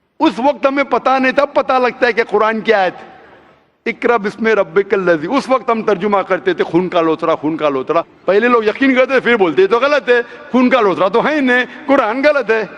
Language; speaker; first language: Hindi; non-native, local second language; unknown